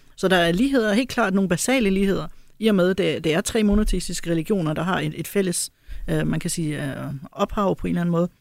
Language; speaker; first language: Danish; early bilingual, other home language; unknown